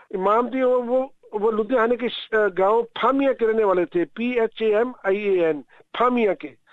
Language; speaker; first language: Urdu; non-native, local second language; Punjabi